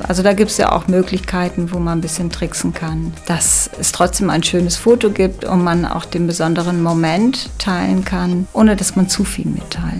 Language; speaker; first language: German; native; German